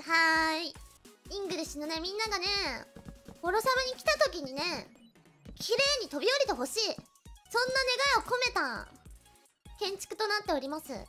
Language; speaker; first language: Japanese; native; Japanese